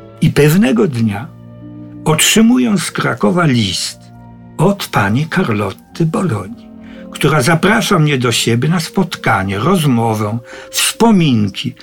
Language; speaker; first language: Polish; native; Polish